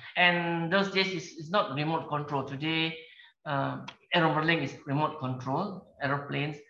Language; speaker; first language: English; non-native, local second language; Malay